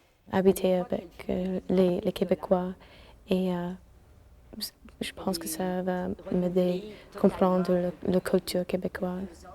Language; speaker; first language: French; non-native, fluent; English